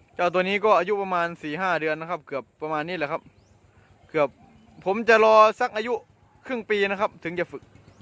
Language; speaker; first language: Thai; non-native, local second language; Northeastern Thai